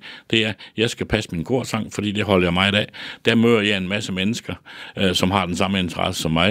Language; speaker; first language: Danish; native; Danish